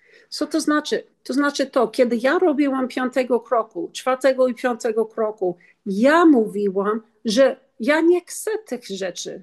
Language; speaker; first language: Polish; non-native, learner; English